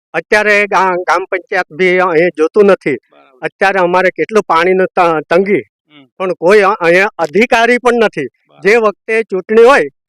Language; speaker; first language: Gujarati; native; Gujarati